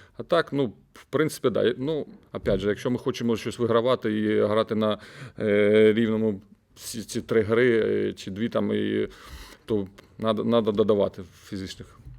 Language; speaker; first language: Ukrainian; native; Ukrainian